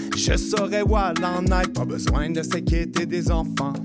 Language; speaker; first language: French; native; French